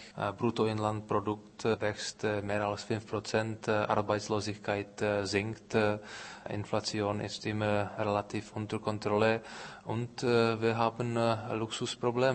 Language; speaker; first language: German; non-native, fluent; Czech